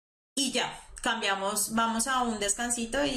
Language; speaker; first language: Spanish; native; Spanish